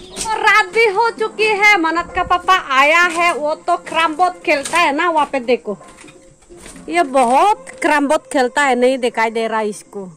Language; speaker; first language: Hindi; non-native, local second language; Chakma